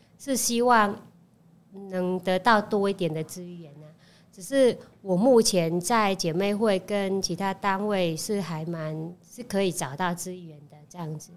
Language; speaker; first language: Chinese; non-native, fluent; Khmer